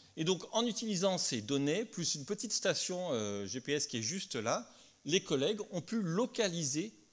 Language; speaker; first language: French; native; French